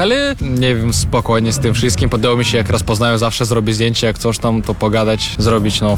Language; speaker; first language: Polish; non-native, fluent; Russian